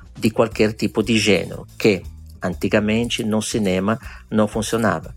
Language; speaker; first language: Portuguese; non-native, fluent; Italian